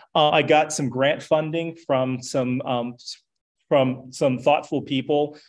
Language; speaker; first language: English; native; English